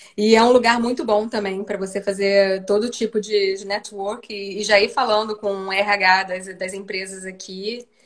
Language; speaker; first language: Portuguese; native; Portuguese